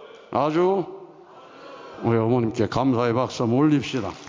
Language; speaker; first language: Korean; native; Korean